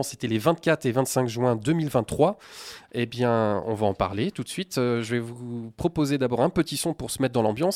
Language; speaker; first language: French; native; French